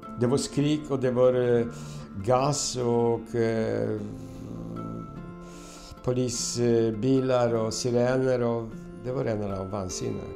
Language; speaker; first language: Swedish; non-native, fluent; Polish